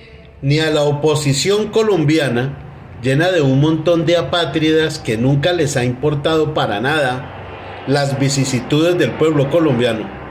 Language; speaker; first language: Spanish; native; Spanish